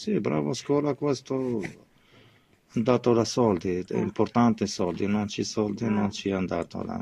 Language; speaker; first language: Italian; non-native, learner; Arabic